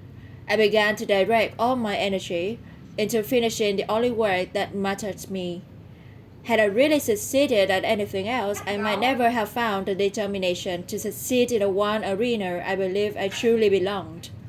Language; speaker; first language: English; non-native, learner; Vietnamese